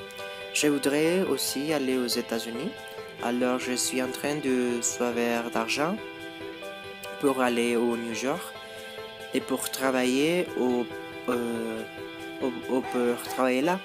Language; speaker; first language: French; non-native, learner; Spanish